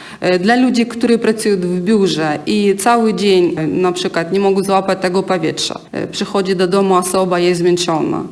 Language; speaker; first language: Polish; non-native, learner; Ukrainian